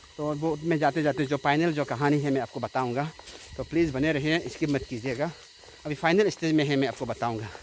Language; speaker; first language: Hindi; non-native, local second language; Nyishi